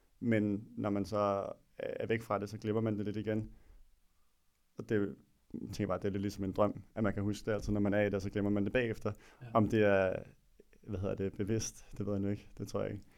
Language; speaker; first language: Danish; native; Danish